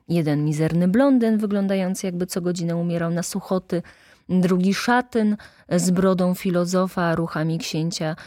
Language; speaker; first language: Polish; native; Polish